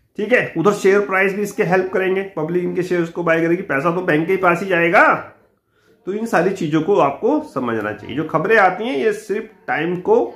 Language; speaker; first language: Hindi; native; Hindi